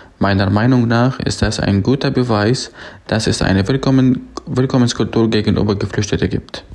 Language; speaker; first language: German; non-native, fluent; Arabic